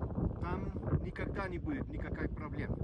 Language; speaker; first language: Russian; non-native, fluent; French